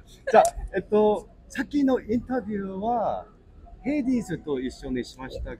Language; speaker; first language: Japanese; non-native, learner; English